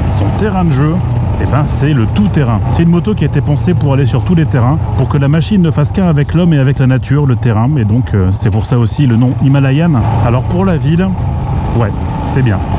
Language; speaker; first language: French; native; French